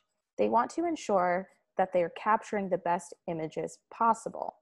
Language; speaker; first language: English; native; English